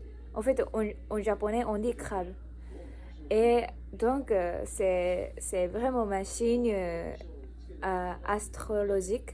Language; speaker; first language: French; non-native, learner; Japanese